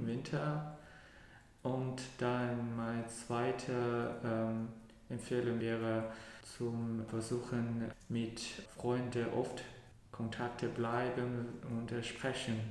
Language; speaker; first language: German; non-native, learner; Cantonese